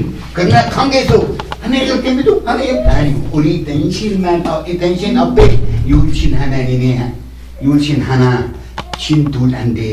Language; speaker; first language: Korean; non-native, learner; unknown